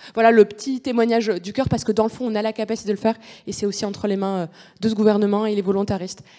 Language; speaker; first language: French; native; French